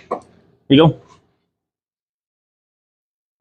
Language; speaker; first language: English; native; English